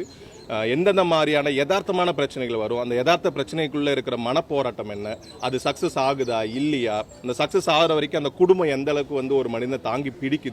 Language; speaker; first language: Tamil; native; Tamil